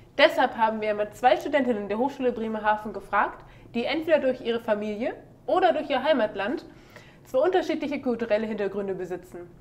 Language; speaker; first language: German; native; German